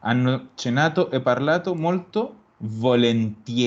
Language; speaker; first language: Italian; non-native, fluent; Spanish